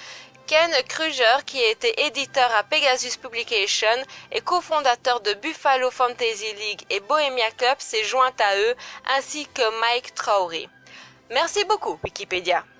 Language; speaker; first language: French; native; French